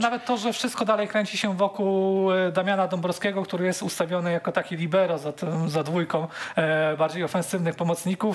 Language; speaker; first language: Polish; native; Polish